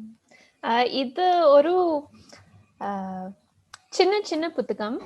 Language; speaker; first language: Tamil; non-native, learner; English